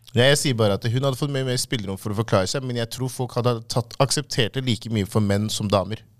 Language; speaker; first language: Norwegian; early bilingual, other home language; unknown